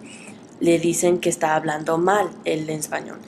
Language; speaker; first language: Spanish; early bilingual, heritage; Spanish